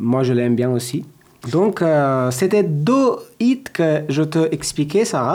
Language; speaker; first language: French; non-native, learner; Persian